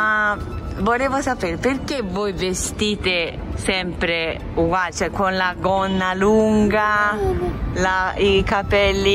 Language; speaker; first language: Italian; non-native, fluent; Japanese